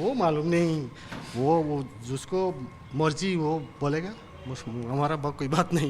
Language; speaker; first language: Hindi; non-native, learner; Bangla